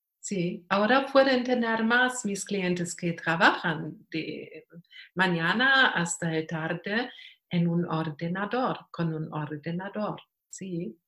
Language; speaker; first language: Spanish; non-native, learner; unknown